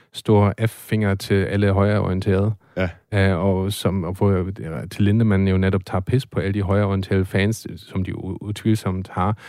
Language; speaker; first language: Danish; non-native, fluent; German